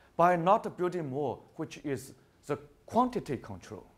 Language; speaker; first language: English; non-native, fluent; Chinese